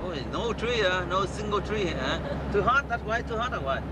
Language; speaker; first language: English; non-native, learner; Vietnamese